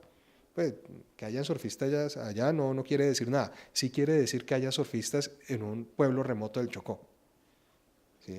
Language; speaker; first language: Spanish; native; Spanish